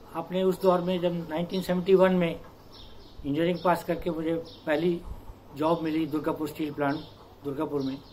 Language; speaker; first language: Urdu; non-native, local second language; Punjabi